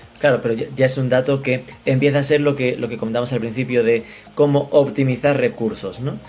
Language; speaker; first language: Spanish; native; Spanish